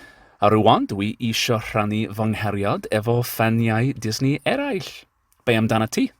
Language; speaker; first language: Welsh; non-native, learner; English